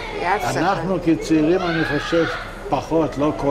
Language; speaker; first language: Hebrew; non-native, local second language; Yiddish